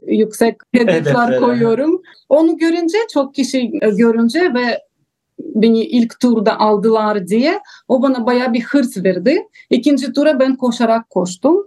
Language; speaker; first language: Turkish; non-native, learner; Russian